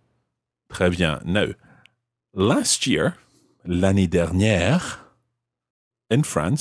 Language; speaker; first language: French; non-native, fluent; English